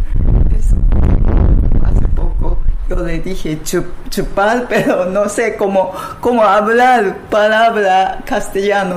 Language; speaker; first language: Spanish; non-native, learner; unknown